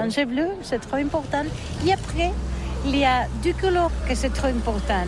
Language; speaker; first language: French; non-native, learner; Catalan